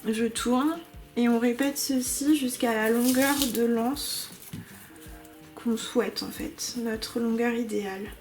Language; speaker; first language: French; native; French